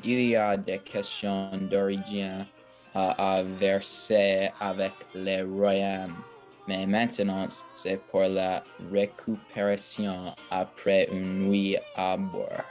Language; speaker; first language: French; non-native, learner; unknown